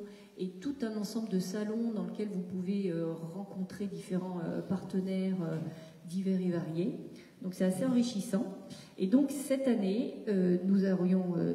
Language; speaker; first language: French; native; French